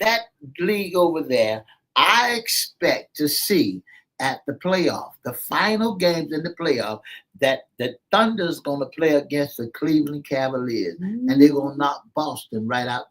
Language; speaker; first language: English; native; English